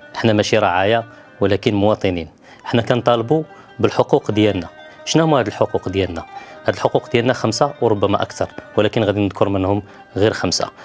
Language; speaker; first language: Arabic; native; Arabic